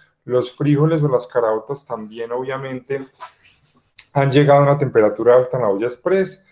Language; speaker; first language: Spanish; native; Spanish